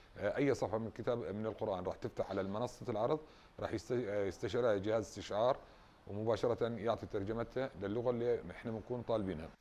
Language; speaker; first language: Arabic; native; Arabic